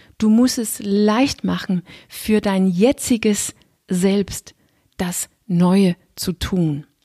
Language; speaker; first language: German; non-native, fluent; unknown